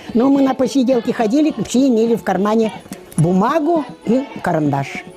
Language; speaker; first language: Russian; non-native, local second language; Chuvash